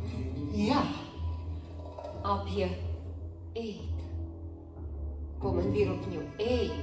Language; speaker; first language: Dutch; non-native, learner; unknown